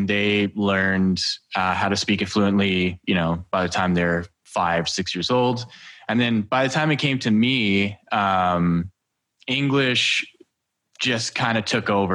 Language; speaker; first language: English; native; English